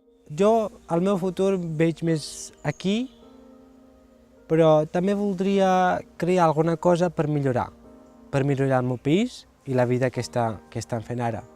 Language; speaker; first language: Catalan; early bilingual, other home language; Georgian